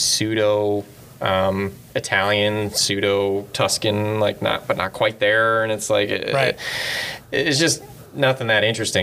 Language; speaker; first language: English; native; English